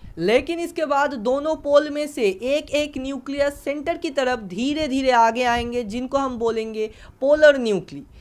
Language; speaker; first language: Hindi; non-native, local second language; Bangla